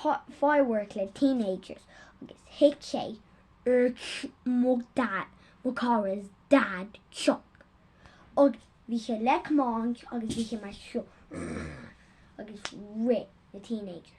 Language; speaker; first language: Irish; non-native, local second language; English